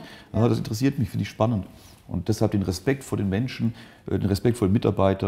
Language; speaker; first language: German; native; German